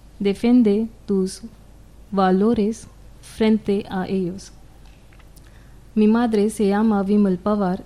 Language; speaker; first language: Spanish; non-native, learner; Marathi